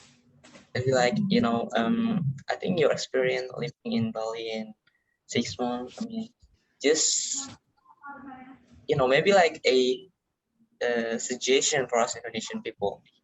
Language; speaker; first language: English; non-native, learner; Indonesian